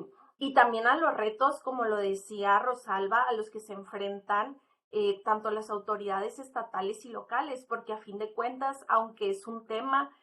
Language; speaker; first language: Spanish; native; Spanish